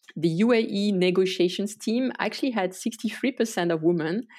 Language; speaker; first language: English; non-native, fluent; French